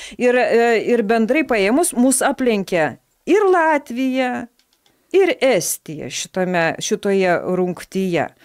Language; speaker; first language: Lithuanian; native; Lithuanian